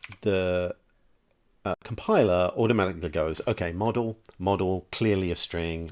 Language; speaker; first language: English; native; English